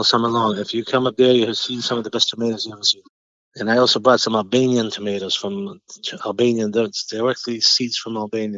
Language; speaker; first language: English; non-native, fluent; Albanian